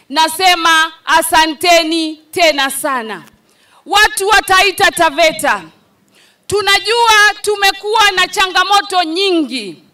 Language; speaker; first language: Swahili; non-native, local second language; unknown